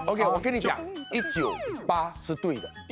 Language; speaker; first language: Chinese; native; Chinese